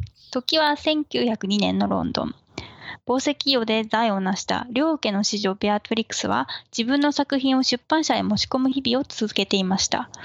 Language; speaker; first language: Japanese; native; Japanese